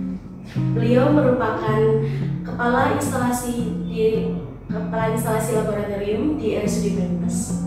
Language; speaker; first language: Indonesian; native; Indonesian